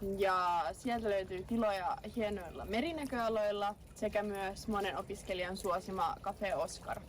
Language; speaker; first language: Finnish; native; Finnish